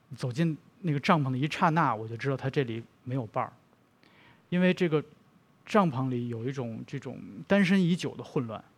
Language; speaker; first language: Chinese; native; Chinese